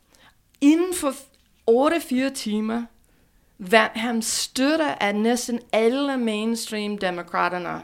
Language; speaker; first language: Danish; non-native, fluent; English